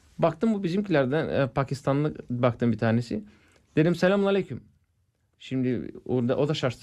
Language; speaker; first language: Turkish; non-native, fluent; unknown